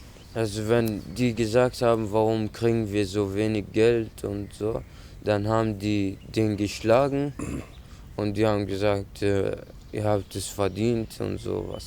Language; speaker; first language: German; non-native, fluent; Arabic